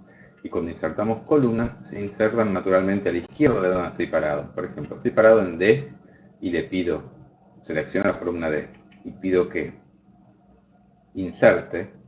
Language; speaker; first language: Spanish; native; Spanish